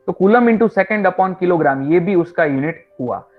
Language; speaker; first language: Hindi; non-native, local second language; Gujarati